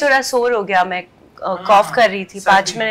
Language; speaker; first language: Hindi; native; Hindi